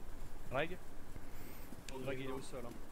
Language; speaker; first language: French; native; French